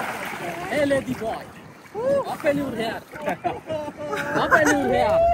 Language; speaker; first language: English; non-native, learner; Filipino